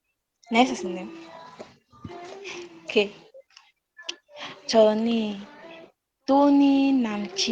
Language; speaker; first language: Korean; non-native, learner; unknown